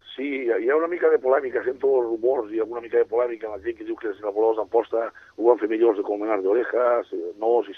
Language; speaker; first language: Catalan; native; Catalan